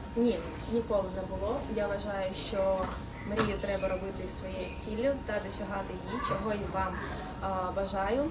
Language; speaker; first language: Ukrainian; non-native, local second language; Russian